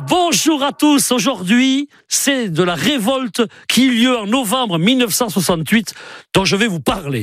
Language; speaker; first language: French; native; French